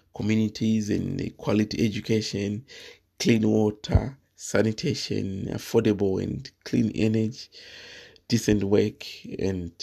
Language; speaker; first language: English; non-native, local second language; Shona